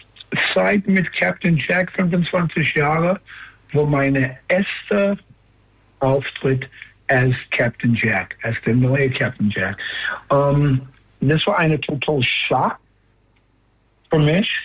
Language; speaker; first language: German; non-native, fluent; English